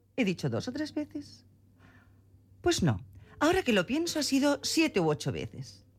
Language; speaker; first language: Spanish; non-native, local second language; Catalan